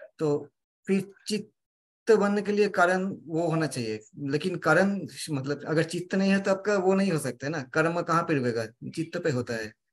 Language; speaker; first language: Hindi; non-native, local second language; Bangla